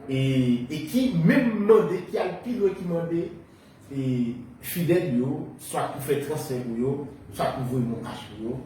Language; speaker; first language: Haitian Creole; native; Haitian Creole